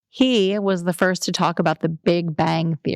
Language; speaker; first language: English; native; English